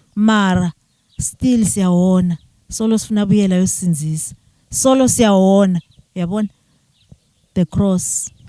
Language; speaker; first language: Zulu; non-native, local second language; Swati